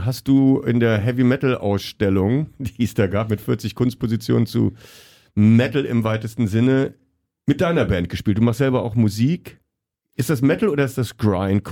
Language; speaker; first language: German; native; German